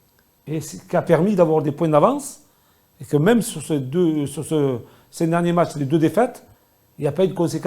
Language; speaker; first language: French; native; French